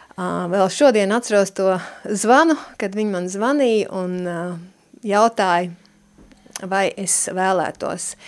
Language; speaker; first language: Latvian; native; Latvian